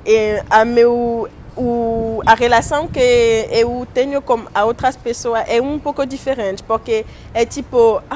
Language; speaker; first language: Portuguese; non-native, learner; French